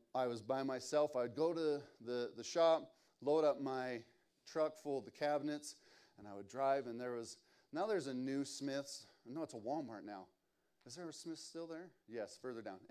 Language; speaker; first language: English; native; English